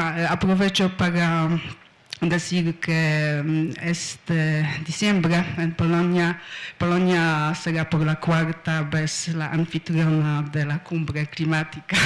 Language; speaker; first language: Spanish; non-native, fluent; Polish